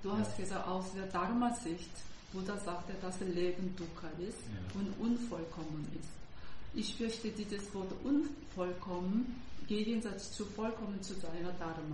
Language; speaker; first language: German; non-native, learner; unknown